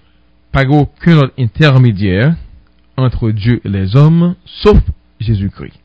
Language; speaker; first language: French; non-native, local second language; Haitian Creole